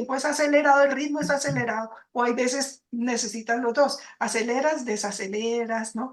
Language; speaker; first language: Spanish; native; Spanish